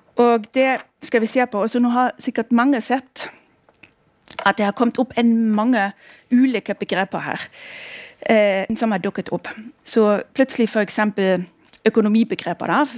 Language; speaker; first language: Norwegian; non-native, fluent; German